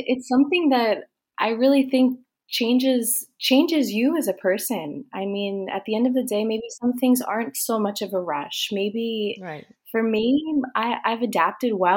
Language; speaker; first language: English; native; English